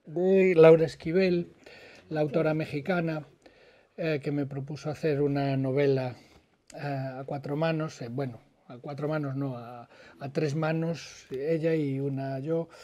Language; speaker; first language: Spanish; native; Spanish